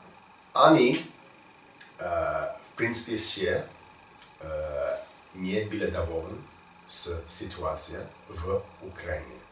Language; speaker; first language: Russian; non-native, learner; English